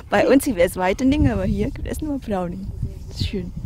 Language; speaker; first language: German; non-native, learner; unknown